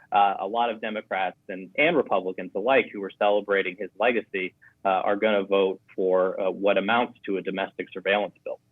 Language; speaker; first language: English; native; English